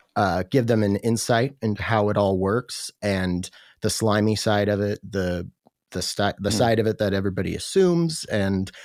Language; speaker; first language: English; native; English